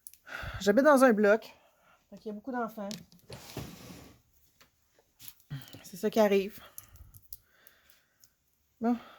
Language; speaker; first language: French; native; French